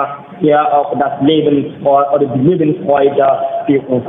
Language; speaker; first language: German; non-native, learner; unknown